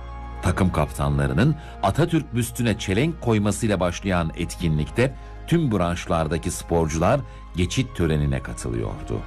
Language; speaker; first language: Turkish; native; Turkish